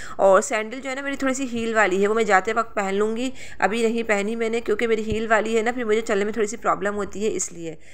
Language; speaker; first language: Hindi; native; Hindi